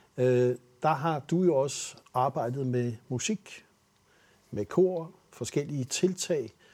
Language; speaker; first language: Danish; native; Danish